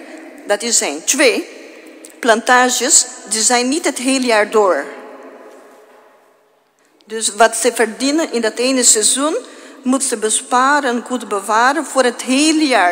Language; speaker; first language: Dutch; non-native, fluent; Portuguese